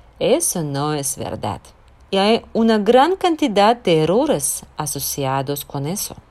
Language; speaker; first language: Spanish; non-native, fluent; Russian